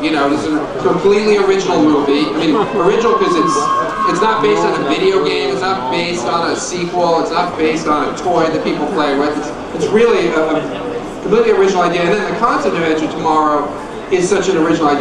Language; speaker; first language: English; native; English